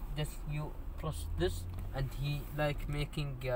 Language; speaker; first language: English; non-native, learner; Arabic